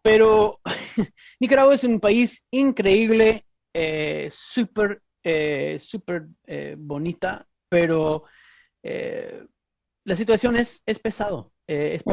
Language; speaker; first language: Spanish; non-native, fluent; English